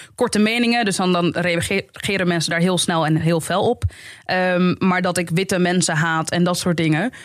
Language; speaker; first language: Dutch; native; Dutch